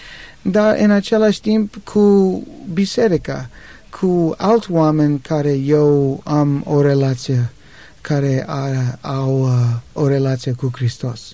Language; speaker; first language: Romanian; non-native, learner; English